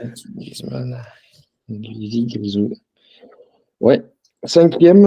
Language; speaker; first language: French; native; French